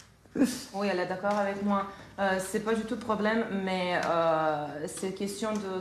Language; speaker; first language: French; non-native, fluent; Serbian